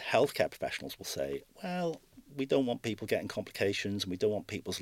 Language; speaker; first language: English; native; English